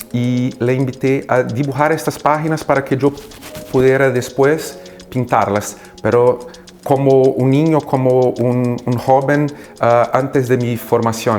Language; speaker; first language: Spanish; non-native, fluent; Portuguese